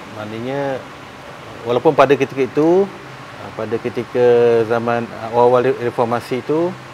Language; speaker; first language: Malay; native; Malay